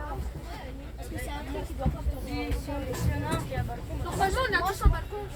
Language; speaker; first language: French; native; French